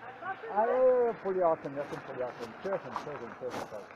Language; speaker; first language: Polish; non-native, learner; Czech